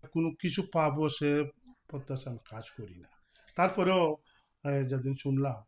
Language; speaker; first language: Bangla; native; Bangla